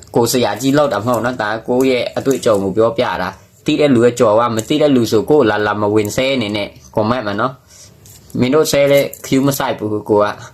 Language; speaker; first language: Burmese; non-native, local second language; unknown